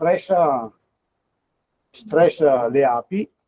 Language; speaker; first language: Italian; native; Italian